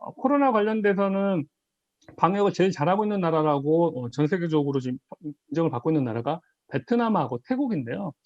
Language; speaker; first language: Korean; native; Korean